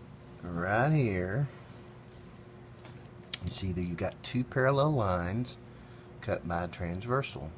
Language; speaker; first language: English; native; English